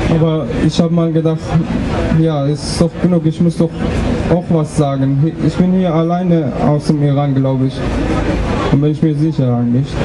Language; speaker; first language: German; non-native, learner; Persian